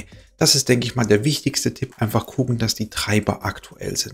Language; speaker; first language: German; native; German